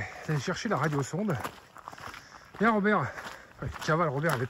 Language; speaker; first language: French; native; French